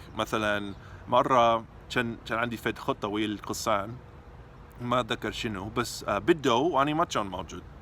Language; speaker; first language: Arabic; non-native, fluent; English